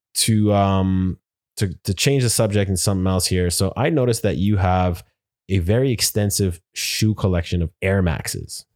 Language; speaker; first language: English; native; English